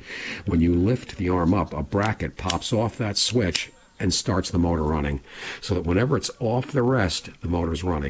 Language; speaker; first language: English; native; English